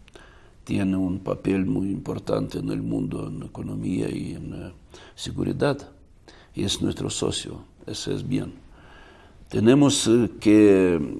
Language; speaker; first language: Spanish; non-native, fluent; Russian